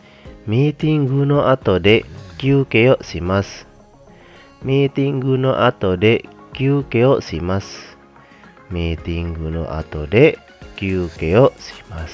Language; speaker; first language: Japanese; non-native, fluent; Indonesian